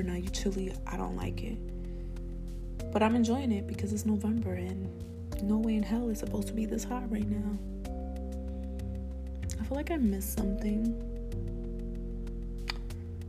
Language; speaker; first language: English; early bilingual, other home language; Spanish